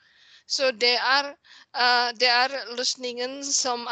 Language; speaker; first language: Norwegian; non-native, learner; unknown